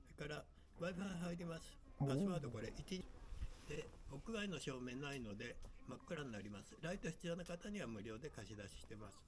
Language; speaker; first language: Japanese; native; Japanese